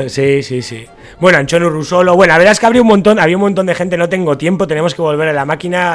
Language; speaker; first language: Spanish; native; Spanish